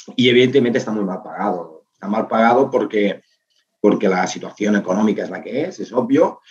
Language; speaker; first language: Spanish; native; Spanish